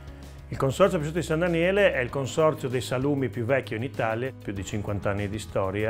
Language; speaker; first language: Italian; native; Italian